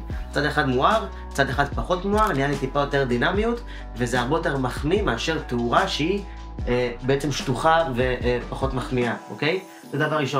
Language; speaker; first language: Hebrew; native; Hebrew